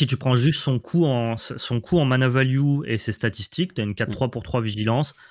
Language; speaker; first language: French; native; French